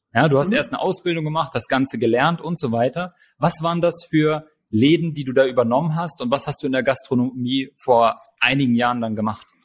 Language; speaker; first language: German; native; German